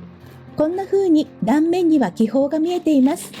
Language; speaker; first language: Japanese; native; Japanese